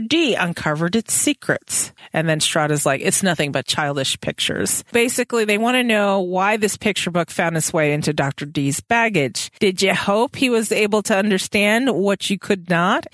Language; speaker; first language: English; native; English